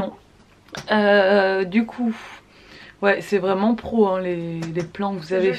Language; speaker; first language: French; native; French